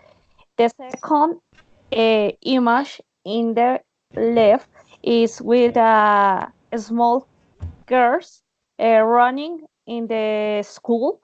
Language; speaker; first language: English; non-native, learner; Spanish